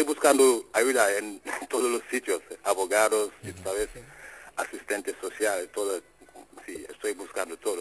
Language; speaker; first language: Spanish; non-native, fluent; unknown